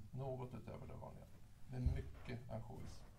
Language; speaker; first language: Swedish; native; Swedish